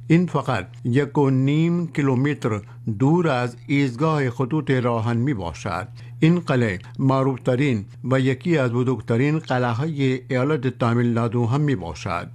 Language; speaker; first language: Persian; non-native, fluent; Urdu